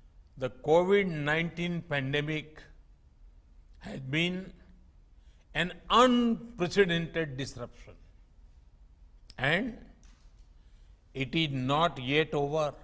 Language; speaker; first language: English; non-native, local second language; Gujarati